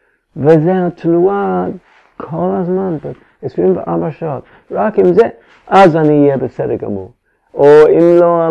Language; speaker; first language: Hebrew; non-native, fluent; English